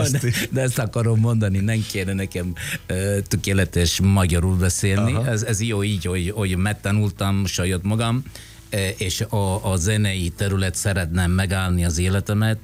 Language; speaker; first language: Hungarian; non-native, fluent; Italian